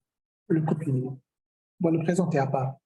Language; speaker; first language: French; non-native, fluent; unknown